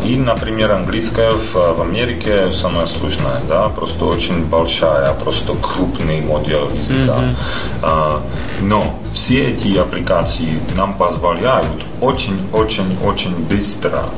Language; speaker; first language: Russian; non-native, fluent; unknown